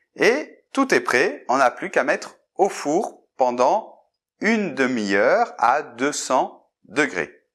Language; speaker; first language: French; native; French